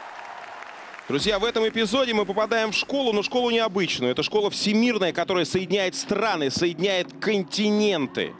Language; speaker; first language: Russian; native; Russian